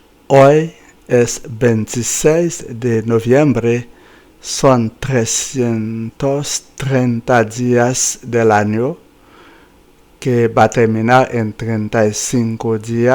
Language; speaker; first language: Spanish; non-native, fluent; Haitian Creole